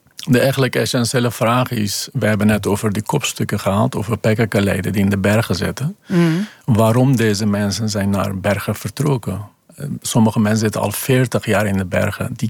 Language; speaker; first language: Dutch; non-native, fluent; Kurdish